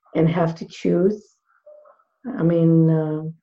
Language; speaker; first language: English; non-native, fluent; Hebrew